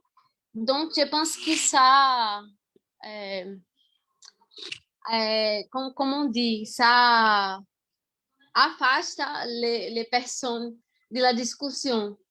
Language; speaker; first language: French; non-native, fluent; Portuguese